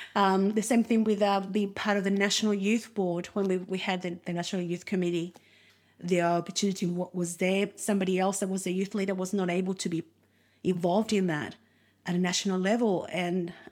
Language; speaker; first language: English; non-native, fluent; Spanish